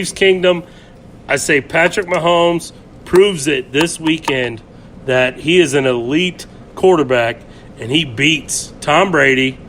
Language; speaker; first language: English; native; English